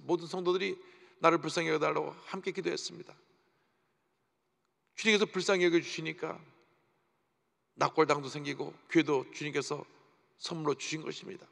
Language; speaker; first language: Korean; native; Korean